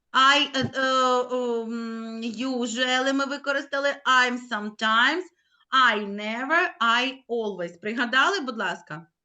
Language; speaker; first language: Ukrainian; native; Ukrainian